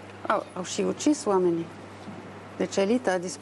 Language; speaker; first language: Romanian; non-native, fluent; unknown